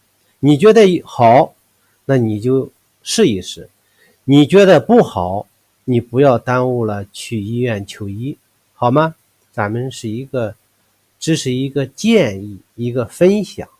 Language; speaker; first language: Chinese; native; Chinese